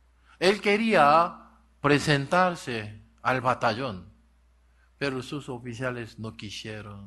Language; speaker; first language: Spanish; non-native, learner; Korean